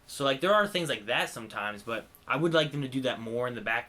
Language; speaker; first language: English; native; English